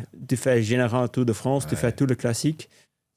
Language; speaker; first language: French; non-native, local second language; Dutch